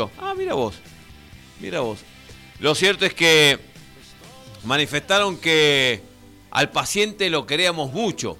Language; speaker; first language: Spanish; native; Spanish